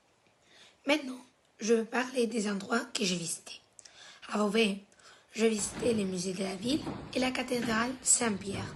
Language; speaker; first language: French; non-native, fluent; Spanish